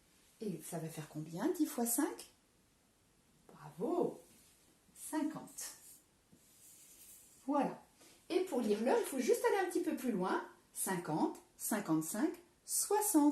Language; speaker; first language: French; native; French